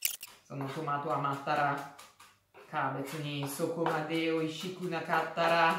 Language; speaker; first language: Japanese; non-native, learner; Italian